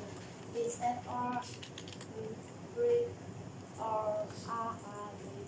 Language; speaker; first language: English; non-native, learner; Chinese